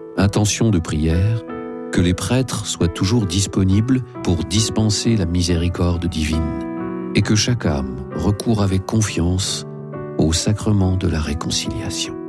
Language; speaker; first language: French; native; French